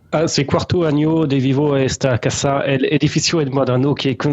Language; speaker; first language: Spanish; non-native, learner; French